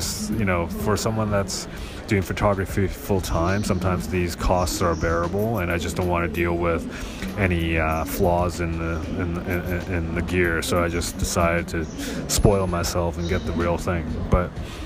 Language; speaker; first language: English; non-native, local second language; Cantonese